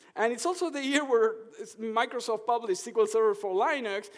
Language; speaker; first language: English; non-native, fluent; Spanish